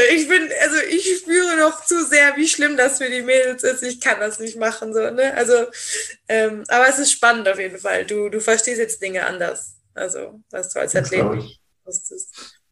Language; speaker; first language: German; native; German